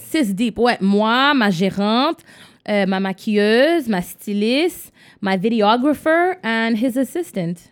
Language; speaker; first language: French; non-native, local second language; English